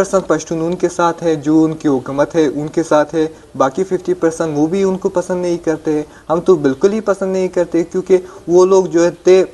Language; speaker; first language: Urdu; non-native, fluent; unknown